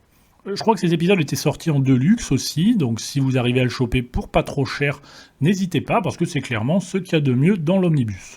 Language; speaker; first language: French; native; French